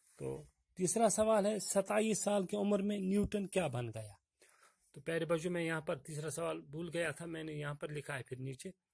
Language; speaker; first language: Urdu; non-native, local second language; Kashmiri